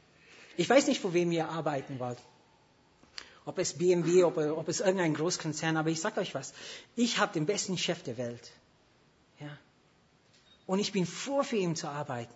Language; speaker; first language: German; non-native, fluent; English